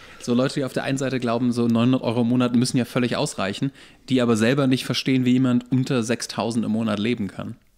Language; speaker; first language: German; native; German